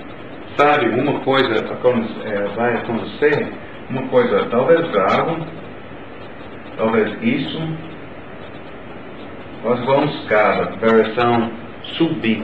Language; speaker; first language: Portuguese; non-native, learner; English